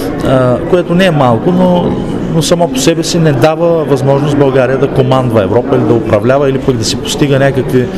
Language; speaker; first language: Bulgarian; native; Bulgarian